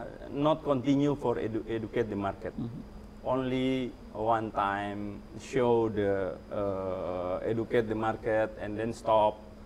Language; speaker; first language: English; non-native, learner; Indonesian